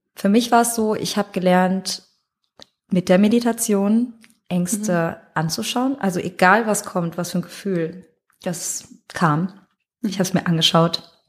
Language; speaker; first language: German; native; German